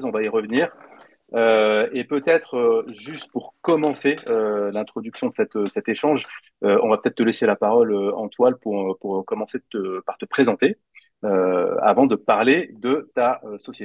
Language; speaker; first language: French; native; French